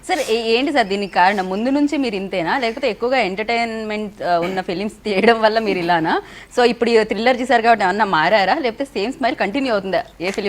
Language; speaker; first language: Telugu; native; Telugu